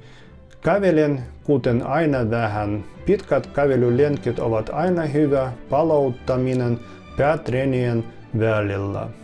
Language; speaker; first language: Finnish; non-native, fluent; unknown